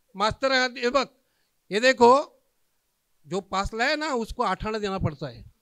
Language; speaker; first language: Hindi; non-native, local second language; Marathi